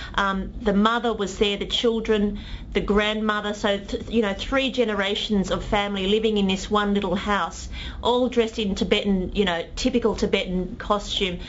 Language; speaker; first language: English; native; English